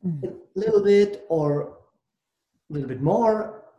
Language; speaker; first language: English; non-native, learner; German